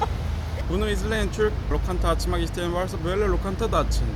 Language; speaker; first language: Turkish; non-native, learner; Korean